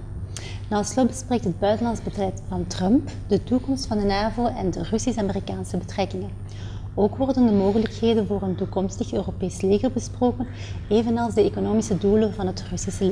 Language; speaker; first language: Dutch; native; Dutch